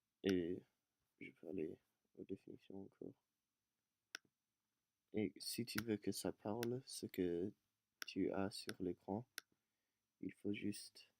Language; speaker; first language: French; non-native, learner; English